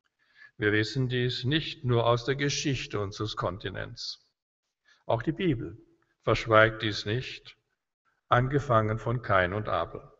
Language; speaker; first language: German; native; German